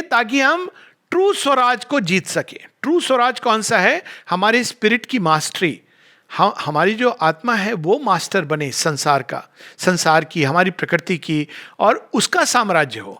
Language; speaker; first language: Hindi; native; Hindi